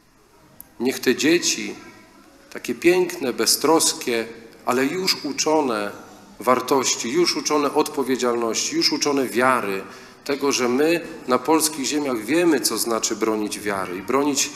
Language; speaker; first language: Polish; native; Polish